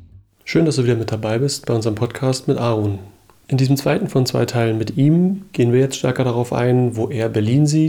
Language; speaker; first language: German; native; German